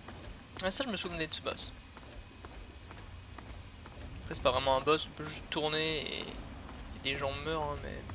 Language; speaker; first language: French; native; French